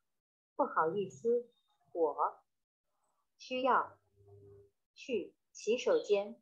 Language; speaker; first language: Chinese; non-native, learner; Vietnamese